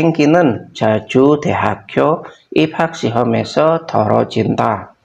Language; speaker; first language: Korean; non-native, fluent; Indonesian